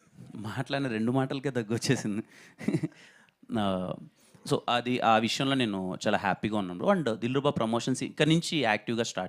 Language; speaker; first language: Telugu; native; Telugu